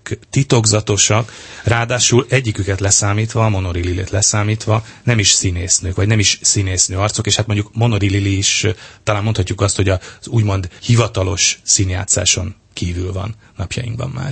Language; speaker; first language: Hungarian; native; Hungarian